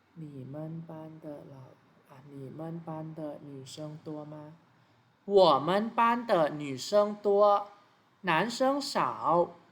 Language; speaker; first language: Chinese; non-native, fluent; Thai